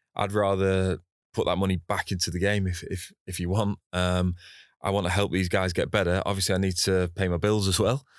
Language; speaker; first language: English; native; English